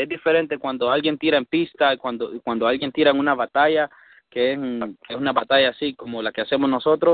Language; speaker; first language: Spanish; early bilingual, heritage; Spanish